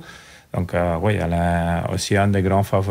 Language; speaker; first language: French; non-native, local second language; Dutch